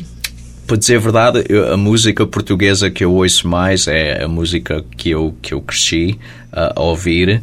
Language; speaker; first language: Portuguese; early bilingual, heritage; Portuguese